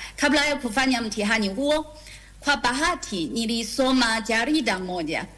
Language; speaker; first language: Swahili; non-native, fluent; Chinese